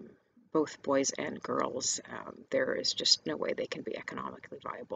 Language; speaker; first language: English; native; English